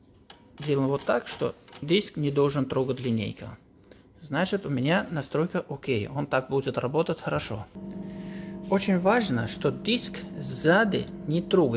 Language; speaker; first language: Russian; non-native, learner; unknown